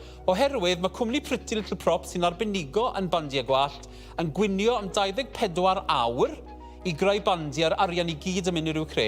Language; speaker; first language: Welsh; native; Welsh